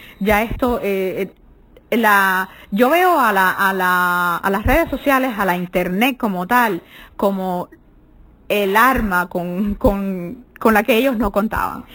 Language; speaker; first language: Spanish; native; Spanish